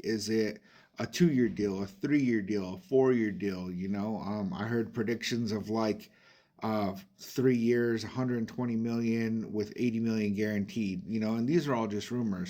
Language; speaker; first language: English; native; English